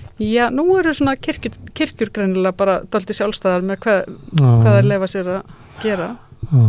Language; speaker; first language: Icelandic; non-native, fluent; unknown